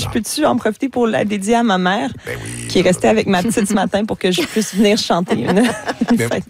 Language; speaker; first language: French; native; French